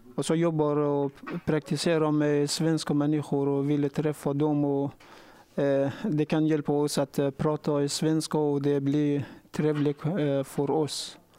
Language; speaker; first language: Swedish; non-native, learner; Persian